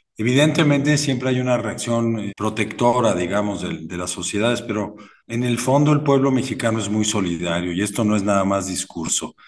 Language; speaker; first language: Spanish; native; Spanish